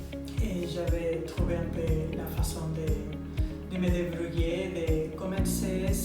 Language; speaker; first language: French; non-native, fluent; Spanish